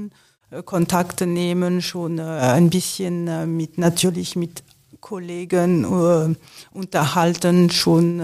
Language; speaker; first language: German; non-native, fluent; French